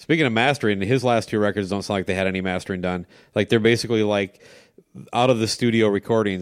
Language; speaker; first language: English; native; English